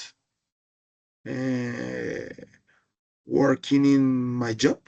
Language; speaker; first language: English; non-native, learner; Spanish